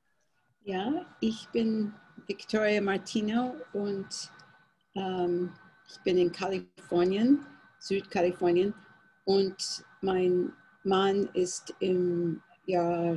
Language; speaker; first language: German; non-native, fluent; English